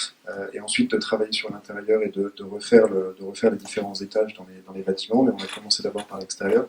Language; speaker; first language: French; native; French